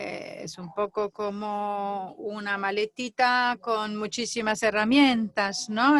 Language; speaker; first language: Spanish; non-native, fluent; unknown